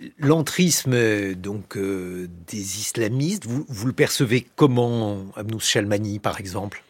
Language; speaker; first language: French; native; French